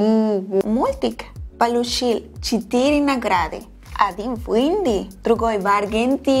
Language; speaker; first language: Russian; non-native, fluent; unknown